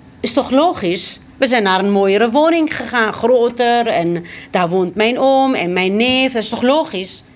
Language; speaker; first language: Dutch; early bilingual, other home language; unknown